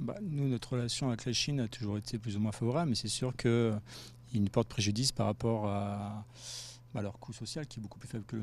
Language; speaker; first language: French; native; French